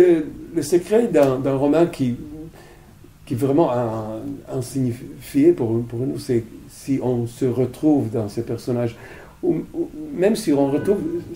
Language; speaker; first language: French; non-native, fluent; Italian